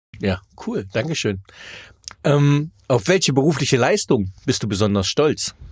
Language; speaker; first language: German; native; German